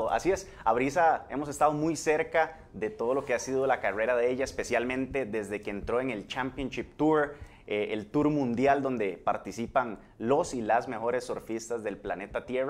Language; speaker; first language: Spanish; native; Spanish